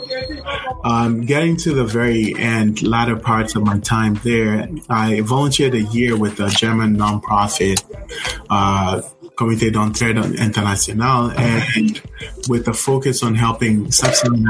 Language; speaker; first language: English; non-native, local second language; Akan